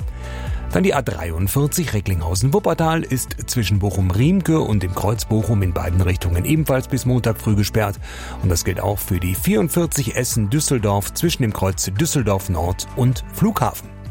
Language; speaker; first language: German; native; German